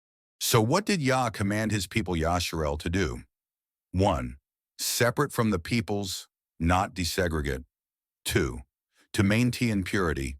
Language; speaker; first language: English; native; English